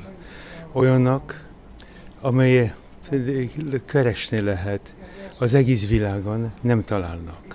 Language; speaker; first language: Hungarian; non-native, fluent; Polish